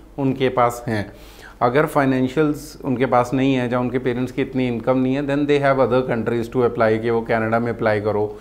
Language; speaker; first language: Hindi; non-native, local second language; Punjabi